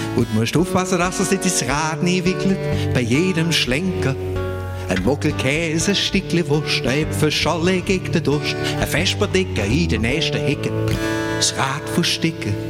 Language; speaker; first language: German; native; German